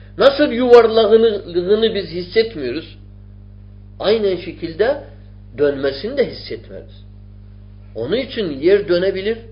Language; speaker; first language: Turkish; non-native, fluent; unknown